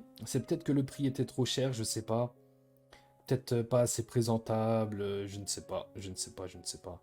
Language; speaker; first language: French; native; French